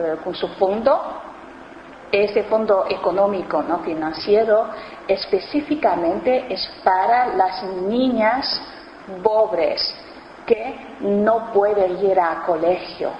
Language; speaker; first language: Spanish; non-native, learner; Chinese